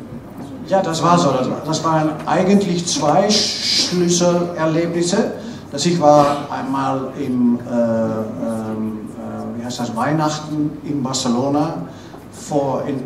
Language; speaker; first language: German; non-native, fluent; Dutch